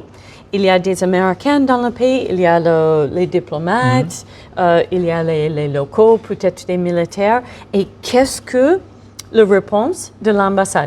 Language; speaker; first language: French; non-native, fluent; English